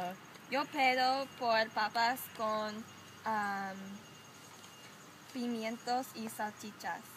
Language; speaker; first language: Spanish; non-native, learner; English